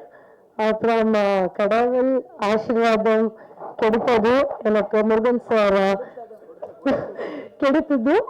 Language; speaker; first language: Tamil; non-native, learner; Kannada